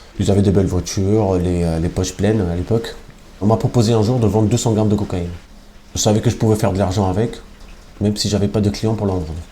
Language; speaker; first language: French; non-native, fluent; Albanian